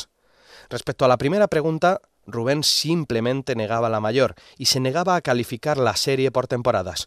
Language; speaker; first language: Spanish; native; Spanish